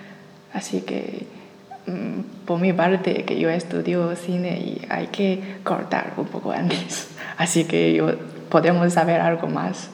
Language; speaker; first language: Spanish; non-native, learner; Chinese